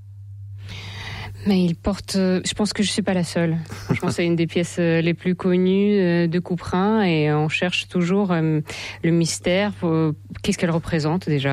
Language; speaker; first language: French; non-native, fluent; Russian